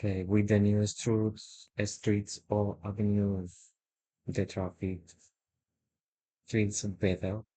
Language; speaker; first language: English; non-native, learner; Spanish